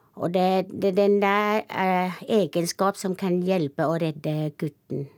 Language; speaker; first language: Norwegian; non-native, learner; Thai